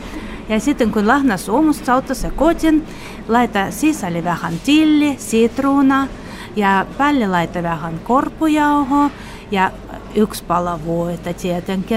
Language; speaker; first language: Finnish; non-native, learner; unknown